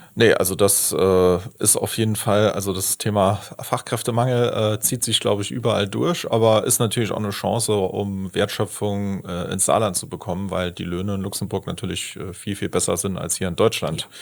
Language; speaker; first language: German; native; German